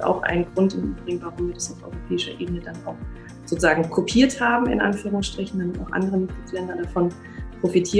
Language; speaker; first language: German; native; German